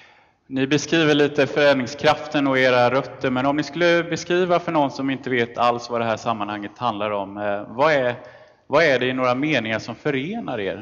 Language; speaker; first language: Swedish; native; Swedish